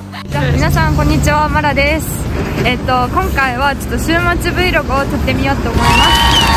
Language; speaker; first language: Japanese; non-native, fluent; Mongolian